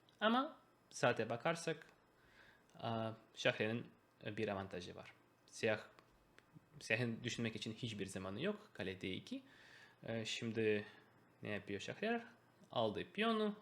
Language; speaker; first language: Turkish; non-native, fluent; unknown